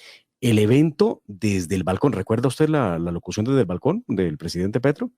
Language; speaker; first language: Spanish; native; Spanish